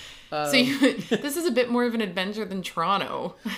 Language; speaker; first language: English; native; English